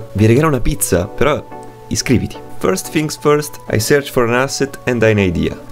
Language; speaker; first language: English; non-native, learner; Italian